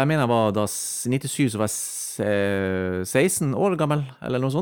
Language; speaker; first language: Norwegian; native; Norwegian